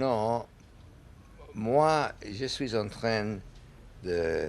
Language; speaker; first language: French; non-native, learner; English